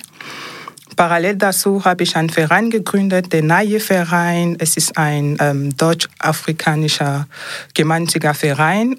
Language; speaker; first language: German; non-native, fluent; French